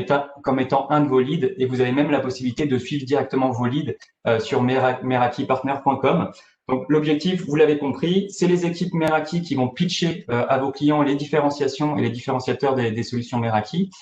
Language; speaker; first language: French; native; French